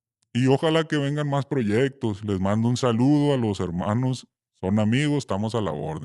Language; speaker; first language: Spanish; native; Spanish